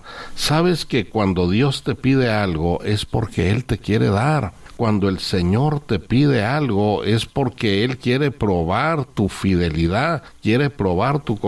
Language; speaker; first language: Spanish; native; Spanish